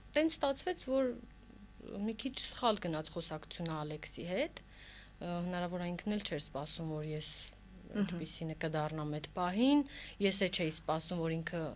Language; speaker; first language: Armenian; early bilingual, heritage; Armenian